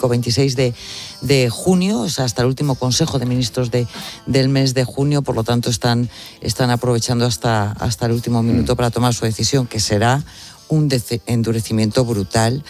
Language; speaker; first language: Spanish; native; Spanish